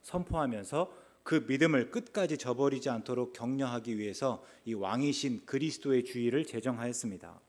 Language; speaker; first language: Korean; native; Korean